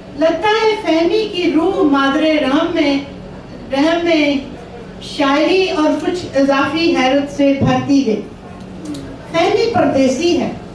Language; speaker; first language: Urdu; non-native, local second language; Punjabi